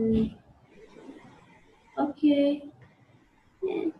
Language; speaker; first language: English; non-native, learner; Vietnamese